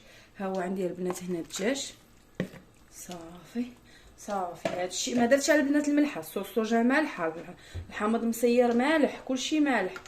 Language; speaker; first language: Arabic; native; Arabic